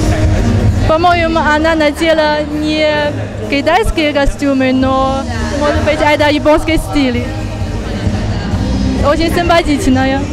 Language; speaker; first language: Russian; non-native, fluent; Chinese